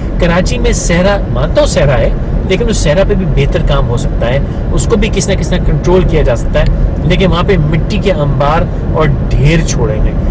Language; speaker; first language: Urdu; native; Urdu